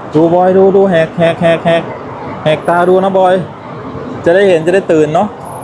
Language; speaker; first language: Thai; native; Thai